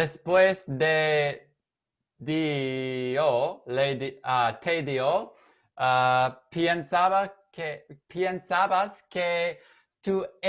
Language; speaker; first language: Spanish; non-native, learner; English